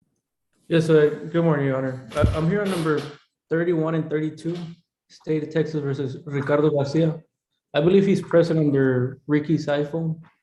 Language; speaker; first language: English; native; English